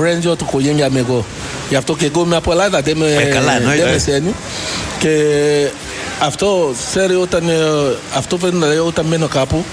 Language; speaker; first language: Greek; non-native, learner; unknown